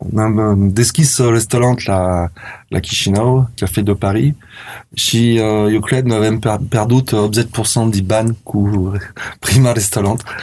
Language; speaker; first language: Romanian; non-native, learner; French